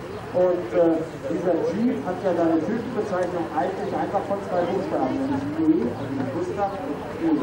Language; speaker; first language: German; native; German